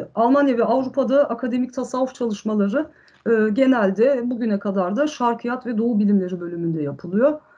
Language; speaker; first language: Turkish; early bilingual, heritage; Turkish